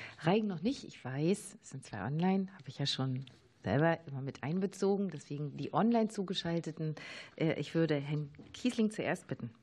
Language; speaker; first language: German; native; German